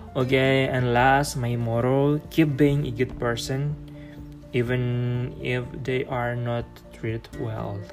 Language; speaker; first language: English; non-native, learner; Indonesian